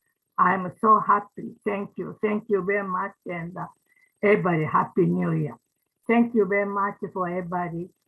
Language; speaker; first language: English; non-native, learner; Japanese